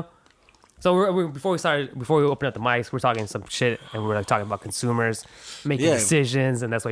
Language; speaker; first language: English; native; English